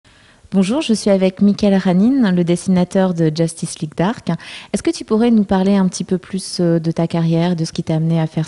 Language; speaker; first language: French; native; French